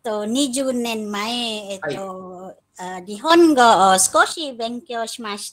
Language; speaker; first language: Japanese; non-native, learner; Malay